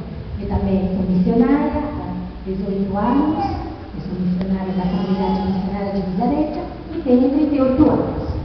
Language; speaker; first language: Portuguese; non-native, fluent; Italian